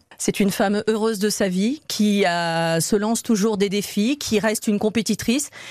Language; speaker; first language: French; native; French